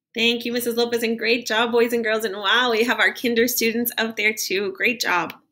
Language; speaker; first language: English; native; English